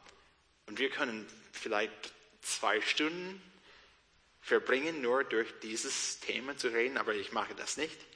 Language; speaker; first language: German; non-native, learner; English